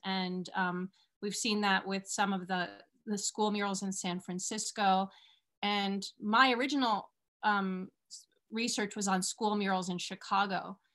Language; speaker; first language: English; early bilingual, other home language; Spanish